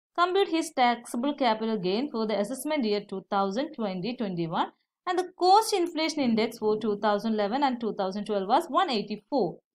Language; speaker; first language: English; non-native, local second language; Malayalam